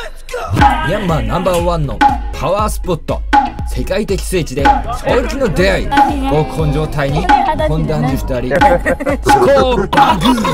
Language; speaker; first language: Japanese; native; Japanese